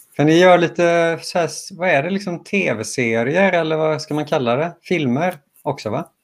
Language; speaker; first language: Swedish; native; Swedish